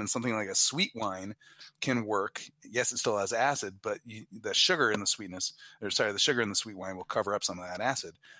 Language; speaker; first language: English; native; English